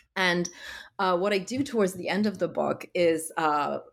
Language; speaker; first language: English; early bilingual, other home language; Polish